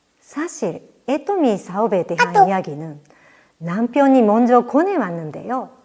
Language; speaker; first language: Korean; non-native, fluent; Japanese